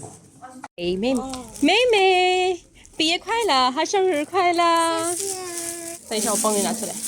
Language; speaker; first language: Chinese; non-native, learner; Urdu